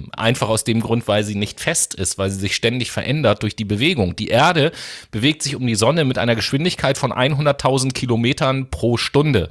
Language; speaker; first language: German; native; German